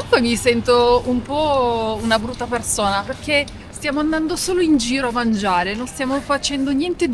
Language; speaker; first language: Italian; native; Italian